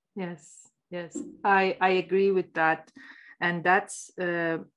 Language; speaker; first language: English; non-native, fluent; Turkish